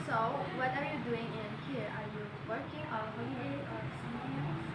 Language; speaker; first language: English; non-native, learner; Indonesian